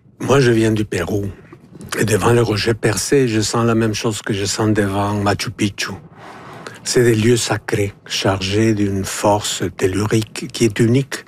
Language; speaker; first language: French; non-native, fluent; Spanish